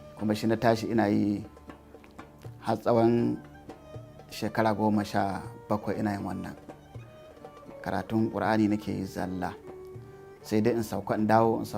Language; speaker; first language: Hausa; native; Hausa